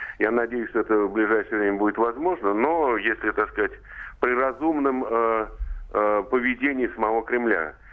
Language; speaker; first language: Russian; native; Russian